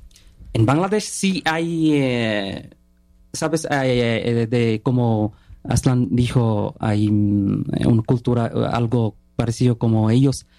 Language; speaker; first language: Spanish; non-native, learner; Bangla